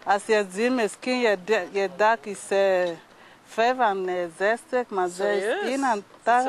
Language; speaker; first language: Dutch; non-native, learner; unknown